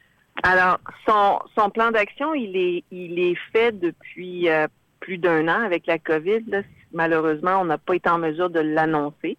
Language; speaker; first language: French; native; French